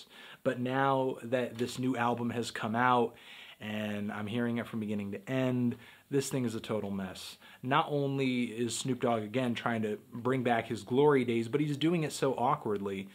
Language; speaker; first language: English; native; English